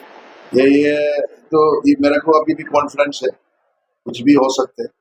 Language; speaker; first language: Hindi; non-native, local second language; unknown